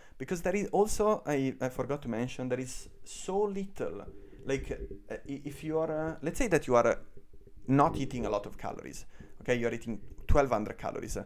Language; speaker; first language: English; non-native, fluent; Italian